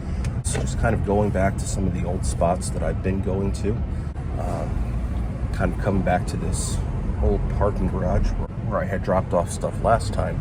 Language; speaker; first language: English; native; English